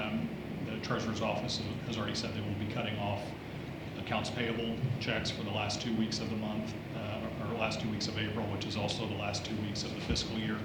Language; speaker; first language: English; native; English